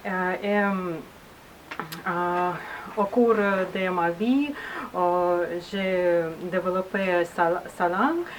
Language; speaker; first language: French; non-native, learner; Russian